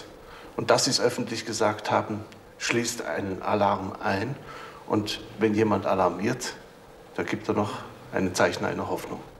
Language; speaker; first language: German; native; German